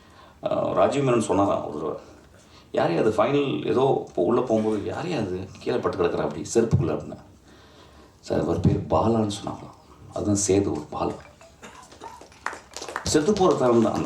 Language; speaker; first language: Tamil; native; Tamil